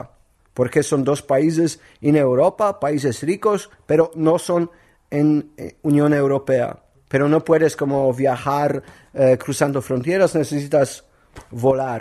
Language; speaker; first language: Spanish; non-native, learner; Polish